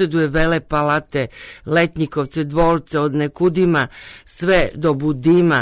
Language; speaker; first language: Serbian; native; Serbian